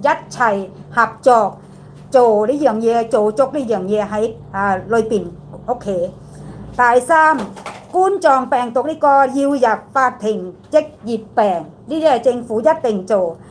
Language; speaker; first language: Cantonese; non-native, learner; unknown